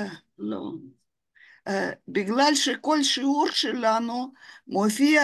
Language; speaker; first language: Hebrew; non-native, fluent; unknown